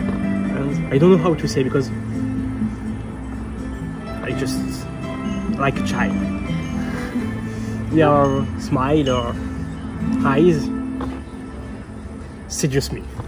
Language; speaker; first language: English; non-native, learner; French